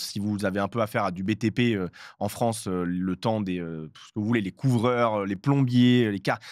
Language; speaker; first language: French; native; French